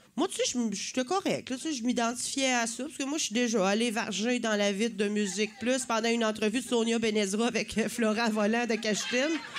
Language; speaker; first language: French; native; French